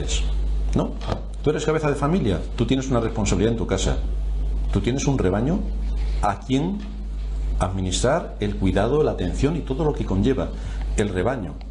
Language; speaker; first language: Spanish; native; Spanish